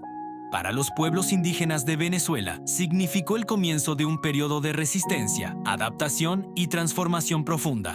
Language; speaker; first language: Spanish; native; Spanish